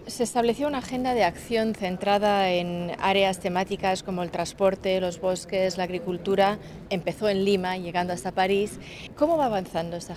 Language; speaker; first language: Spanish; native; Spanish